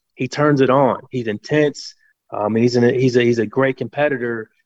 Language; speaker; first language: English; native; English